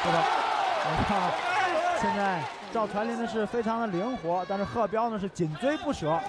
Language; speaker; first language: Chinese; native; Chinese